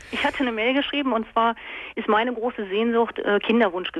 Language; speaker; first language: German; native; German